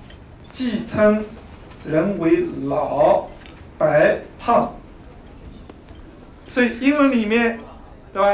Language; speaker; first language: Chinese; native; Chinese